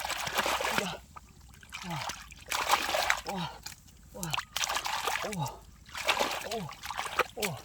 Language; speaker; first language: English; non-native, learner; Vietnamese